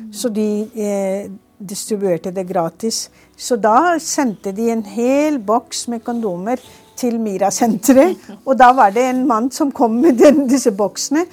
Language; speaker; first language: Norwegian; non-native, fluent; Urdu